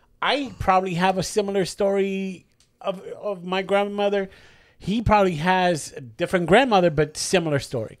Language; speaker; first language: English; non-native, local second language; Spanish